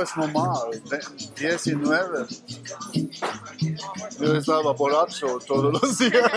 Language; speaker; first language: Spanish; non-native, learner; German